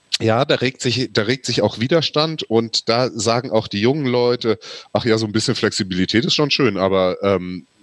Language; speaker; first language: German; native; German